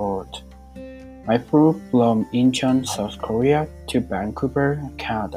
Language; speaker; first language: English; non-native, learner; Korean